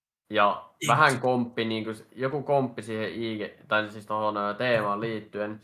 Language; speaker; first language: Finnish; native; Finnish